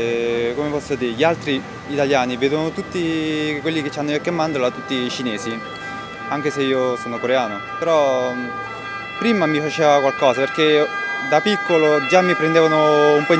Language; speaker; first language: Italian; early bilingual, other home language; Korean